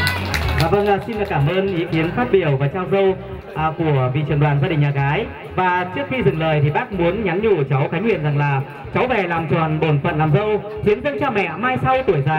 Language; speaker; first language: Vietnamese; native; Vietnamese